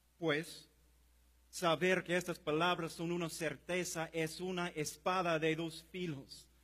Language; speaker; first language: Spanish; non-native, fluent; English